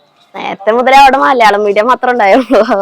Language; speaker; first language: Malayalam; non-native, local second language; Hindi